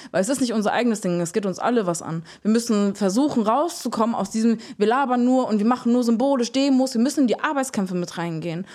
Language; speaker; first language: German; early bilingual, other home language; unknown